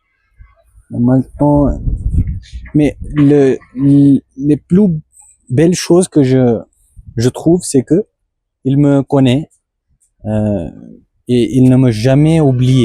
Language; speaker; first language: French; non-native, learner; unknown